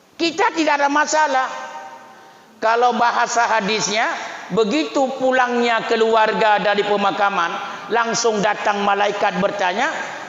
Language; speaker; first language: Malay; non-native, local second language; Achinese